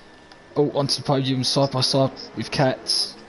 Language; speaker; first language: English; native; English